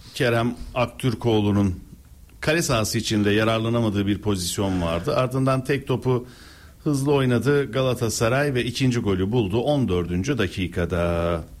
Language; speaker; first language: Turkish; native; Turkish